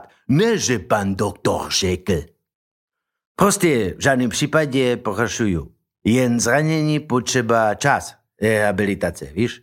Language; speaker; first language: Czech; non-native, learner; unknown